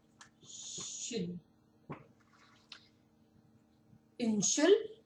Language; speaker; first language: Norwegian; non-native, learner; Portuguese